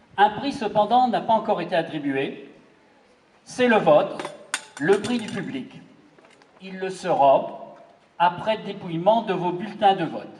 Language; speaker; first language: French; native; French